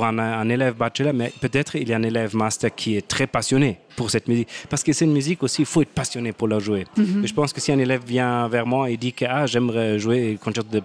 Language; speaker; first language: French; non-native, fluent; German